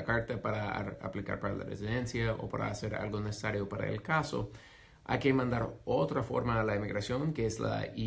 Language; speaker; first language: Spanish; non-native, fluent; English